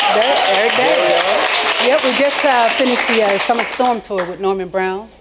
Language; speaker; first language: English; native; English